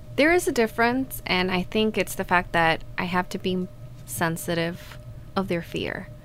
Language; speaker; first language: English; non-native, fluent; Spanish